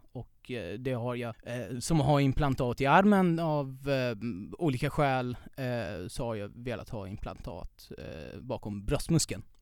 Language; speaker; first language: Swedish; non-native, fluent; Persian